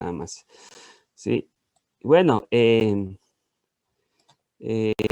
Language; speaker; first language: Spanish; native; Spanish